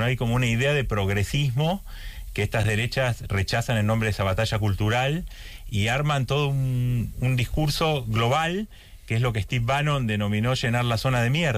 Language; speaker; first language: Spanish; native; Spanish